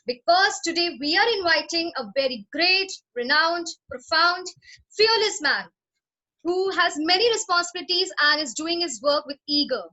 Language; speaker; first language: English; non-native, local second language; Hindi